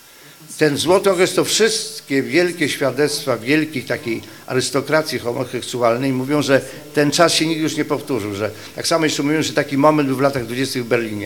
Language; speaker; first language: Polish; native; Polish